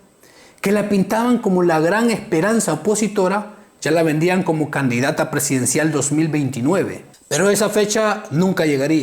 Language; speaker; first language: Spanish; native; Spanish